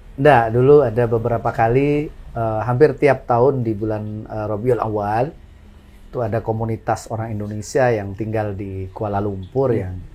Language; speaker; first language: Indonesian; non-native, local second language; Madurese